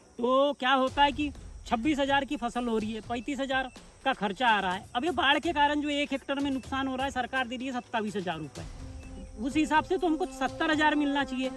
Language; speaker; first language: Hindi; native; Hindi